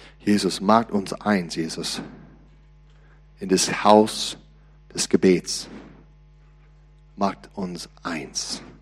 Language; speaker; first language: German; non-native, learner; English